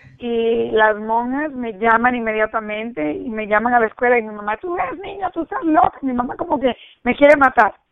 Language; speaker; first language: Spanish; early bilingual, heritage; Spanish